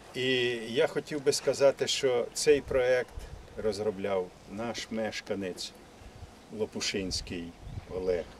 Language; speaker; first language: Ukrainian; native; Ukrainian